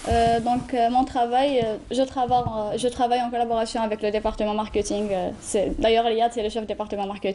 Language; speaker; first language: French; non-native, local second language; Arabic